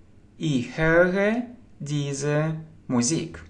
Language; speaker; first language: German; non-native, learner; Russian